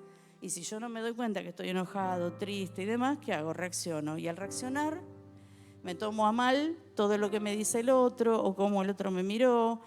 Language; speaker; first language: Spanish; native; Spanish